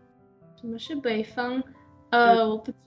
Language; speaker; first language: Chinese; non-native, learner; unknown